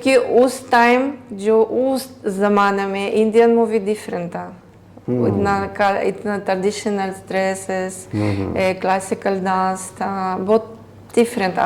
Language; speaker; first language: Hindi; non-native, learner; Greek